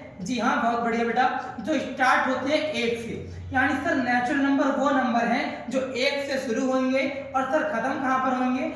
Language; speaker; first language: Hindi; native; Hindi